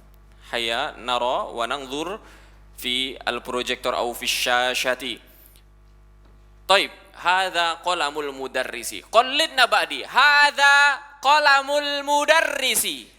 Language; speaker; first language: Arabic; non-native, fluent; Indonesian